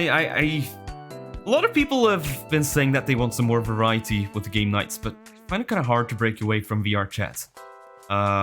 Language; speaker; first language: English; non-native, fluent; Norwegian